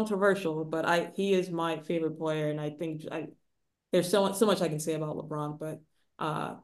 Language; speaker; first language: English; non-native, local second language; Igbo